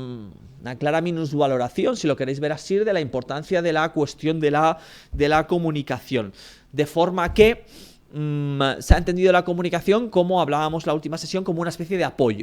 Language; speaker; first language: Spanish; native; Spanish